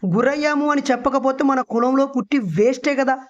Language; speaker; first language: Telugu; native; Telugu